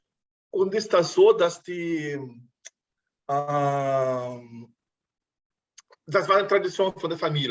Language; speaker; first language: German; non-native, fluent; Portuguese